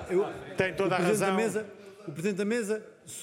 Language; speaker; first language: Portuguese; native; Portuguese